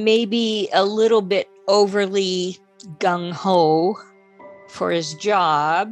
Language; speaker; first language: English; native; English